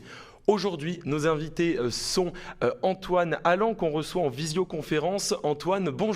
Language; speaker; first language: French; native; French